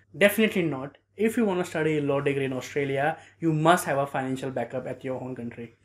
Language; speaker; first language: English; non-native, local second language; Nepali